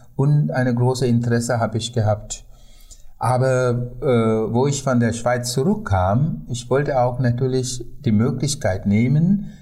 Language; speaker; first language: German; non-native, fluent; Sinhala